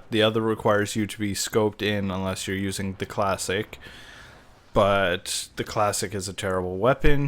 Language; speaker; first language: English; native; English